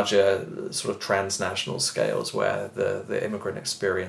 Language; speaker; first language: English; native; English